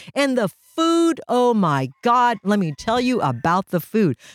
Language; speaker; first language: English; early bilingual, other home language; Japanese